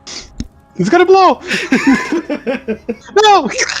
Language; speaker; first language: English; native; English